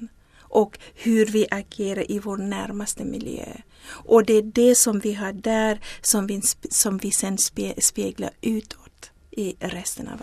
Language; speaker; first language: Swedish; non-native, fluent; Zulu